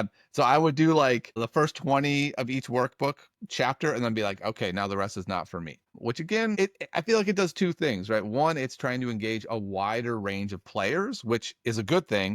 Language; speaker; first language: English; native; English